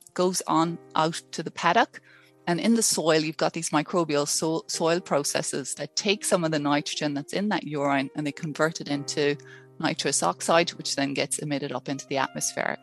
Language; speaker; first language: English; native; English